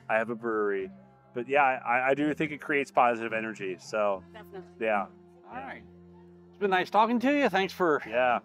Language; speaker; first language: English; native; English